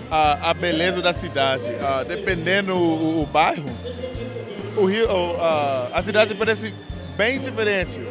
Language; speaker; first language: Portuguese; non-native, fluent; English